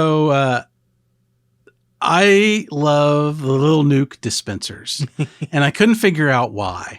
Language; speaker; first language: English; native; English